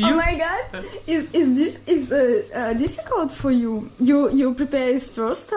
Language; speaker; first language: English; non-native, learner; Russian